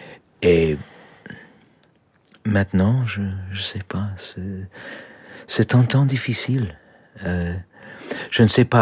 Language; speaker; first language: French; non-native, learner; Polish